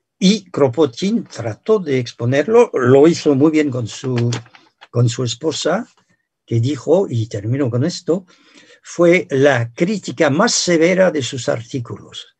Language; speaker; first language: Spanish; non-native, fluent; French